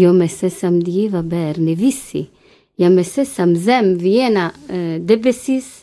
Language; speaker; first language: Latvian; non-native, fluent; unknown